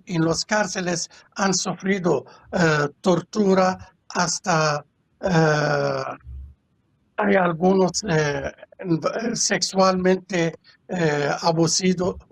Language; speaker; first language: Spanish; non-native, fluent; Arabic